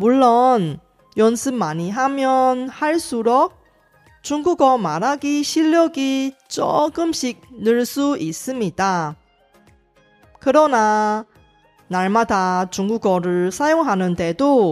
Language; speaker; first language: Korean; non-native, fluent; Chinese